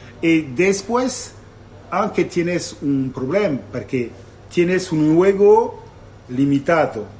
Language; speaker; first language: Spanish; non-native, learner; Italian